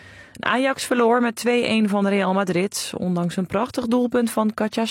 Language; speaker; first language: Dutch; native; Dutch